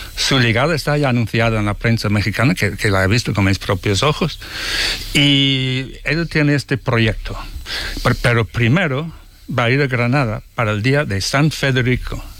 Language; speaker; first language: Spanish; non-native, fluent; English